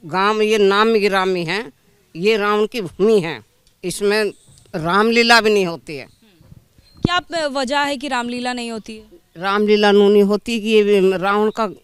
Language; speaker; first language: Hindi; native; Hindi